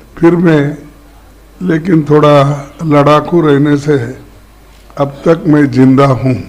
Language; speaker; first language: Hindi; non-native, local second language; Kannada